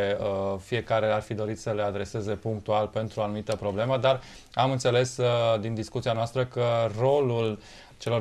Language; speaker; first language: Romanian; native; Romanian